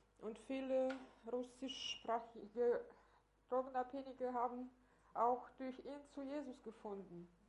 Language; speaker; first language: German; non-native, fluent; Russian